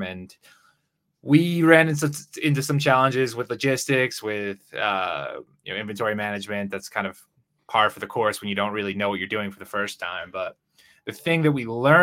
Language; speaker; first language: English; native; English